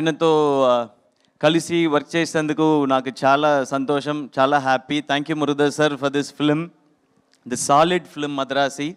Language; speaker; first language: Telugu; non-native, learner; Tamil